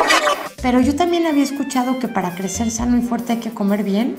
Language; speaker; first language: Spanish; native; Spanish